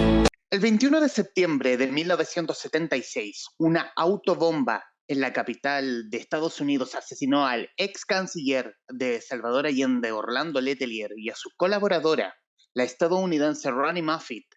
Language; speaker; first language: Spanish; native; Spanish